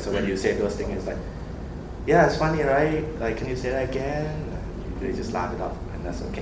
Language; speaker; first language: English; non-native, fluent; Thai